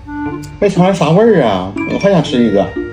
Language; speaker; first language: Chinese; native; Chinese